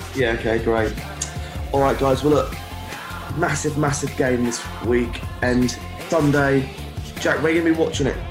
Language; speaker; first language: English; native; English